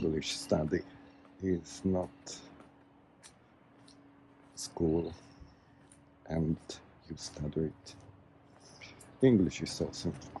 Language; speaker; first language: English; non-native, learner; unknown